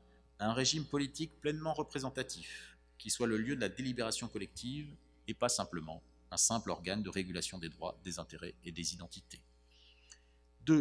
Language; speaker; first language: French; native; French